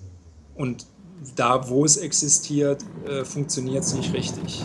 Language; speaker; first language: German; native; German